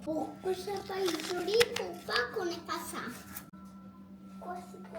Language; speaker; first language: French; early bilingual, other home language; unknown